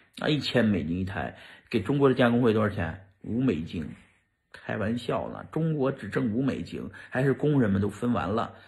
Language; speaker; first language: Chinese; native; Chinese